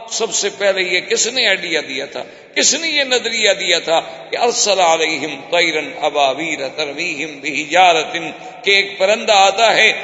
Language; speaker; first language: Urdu; native; Urdu